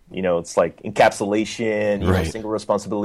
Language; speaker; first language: English; non-native, fluent; Portuguese